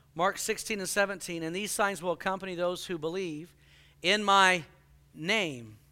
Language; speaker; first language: English; native; English